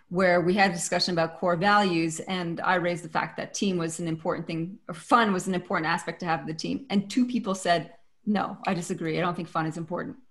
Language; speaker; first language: English; native; English